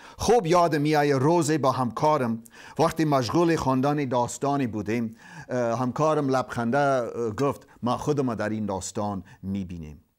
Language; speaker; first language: Persian; non-native, fluent; English